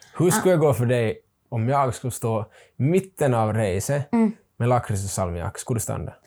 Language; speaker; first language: Swedish; native; Swedish